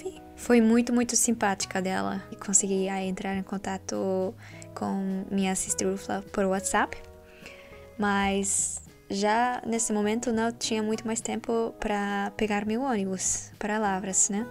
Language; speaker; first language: Portuguese; non-native, learner; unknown